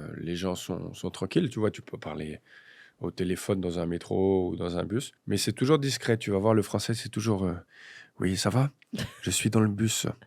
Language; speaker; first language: French; native; French